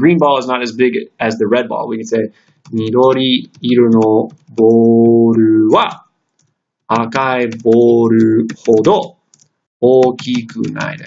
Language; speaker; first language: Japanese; non-native, fluent; English